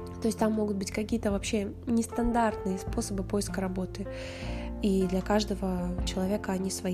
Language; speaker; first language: Russian; native; Russian